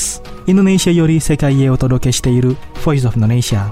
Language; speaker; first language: Japanese; non-native, fluent; Indonesian